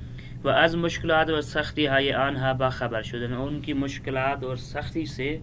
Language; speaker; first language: Persian; non-native, fluent; Urdu